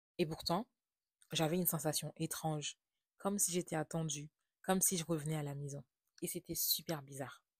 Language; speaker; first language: French; non-native, local second language; Haitian Creole